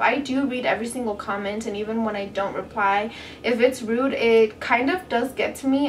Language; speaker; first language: English; native; English